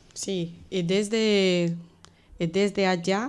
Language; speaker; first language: Spanish; non-native, fluent; Portuguese